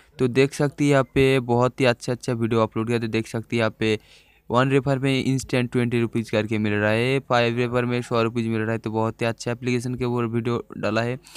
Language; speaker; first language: Hindi; non-native, local second language; Bangla